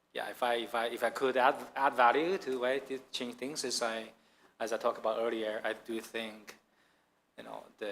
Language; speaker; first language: English; non-native, fluent; Chinese